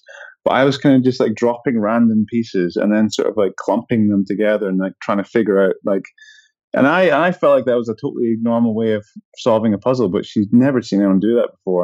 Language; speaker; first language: English; native; English